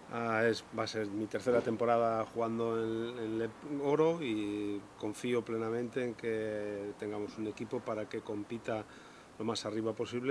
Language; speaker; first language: Spanish; native; Spanish